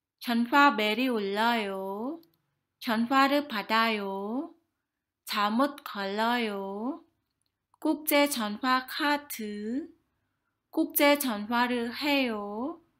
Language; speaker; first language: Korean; non-native, fluent; Khmer